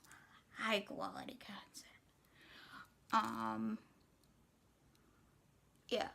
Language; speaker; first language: English; native; English